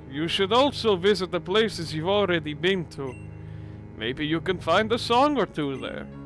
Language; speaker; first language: English; native; English